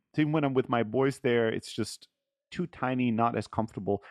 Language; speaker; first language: English; early bilingual, heritage; German